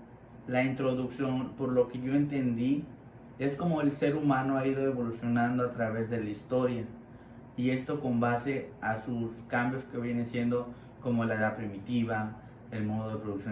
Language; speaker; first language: Spanish; native; Spanish